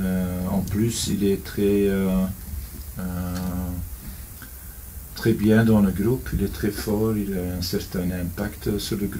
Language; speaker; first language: French; non-native, local second language; Dutch